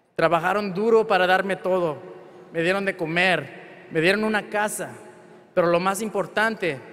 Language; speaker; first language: Spanish; early bilingual, heritage; Spanish